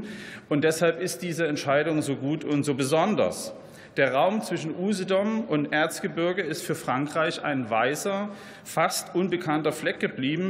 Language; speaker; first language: German; native; German